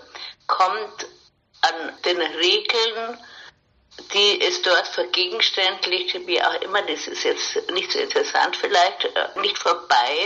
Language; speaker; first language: German; native; German